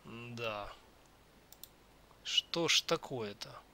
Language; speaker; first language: Russian; native; Russian